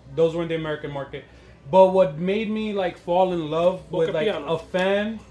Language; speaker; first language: English; early bilingual, other home language; Spanish